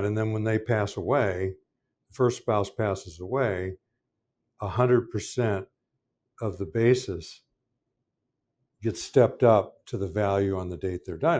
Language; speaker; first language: English; native; English